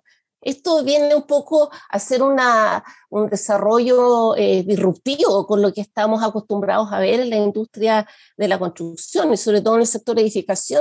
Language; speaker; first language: Spanish; native; Spanish